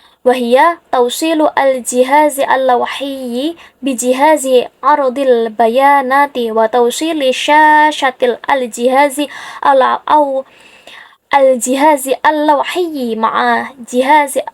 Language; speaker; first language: Arabic; non-native, learner; Indonesian